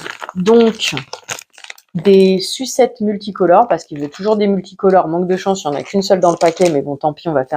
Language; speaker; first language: French; native; French